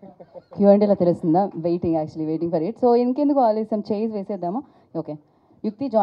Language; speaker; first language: Telugu; native; Telugu